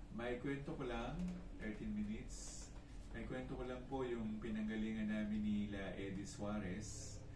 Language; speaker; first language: Filipino; native; Filipino